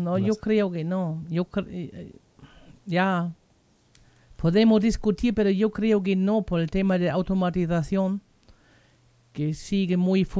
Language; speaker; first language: Spanish; non-native, fluent; German